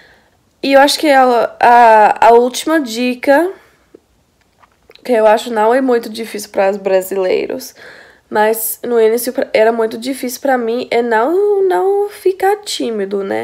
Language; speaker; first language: Portuguese; non-native, fluent; English